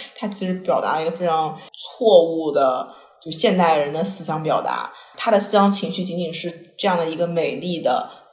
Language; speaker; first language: Chinese; non-native, local second language; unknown